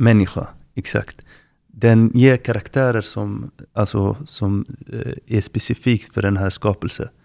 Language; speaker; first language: Swedish; non-native, fluent; Arabic